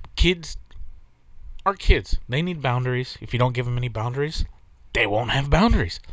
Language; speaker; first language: English; native; English